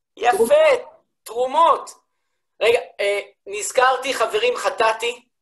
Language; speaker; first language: Hebrew; early bilingual, other home language; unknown